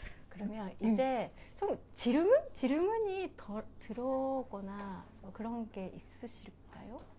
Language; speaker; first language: Korean; non-native, fluent; Japanese